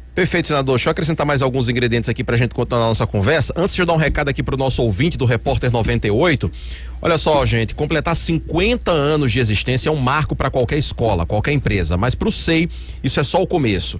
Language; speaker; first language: Portuguese; native; Portuguese